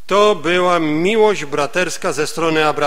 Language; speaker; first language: Polish; native; Polish